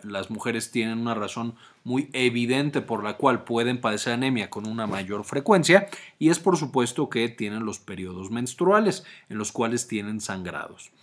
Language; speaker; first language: Spanish; native; Spanish